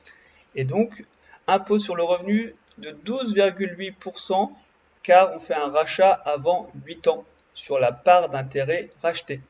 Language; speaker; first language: French; native; French